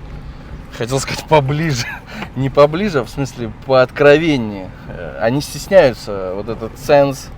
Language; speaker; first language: Russian; native; Russian